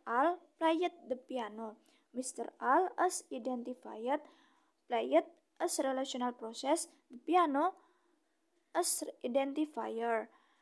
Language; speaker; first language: English; non-native, learner; Indonesian